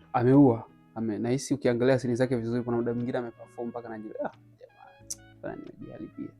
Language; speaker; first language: Swahili; native; Swahili